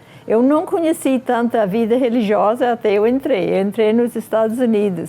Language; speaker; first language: Portuguese; non-native, fluent; English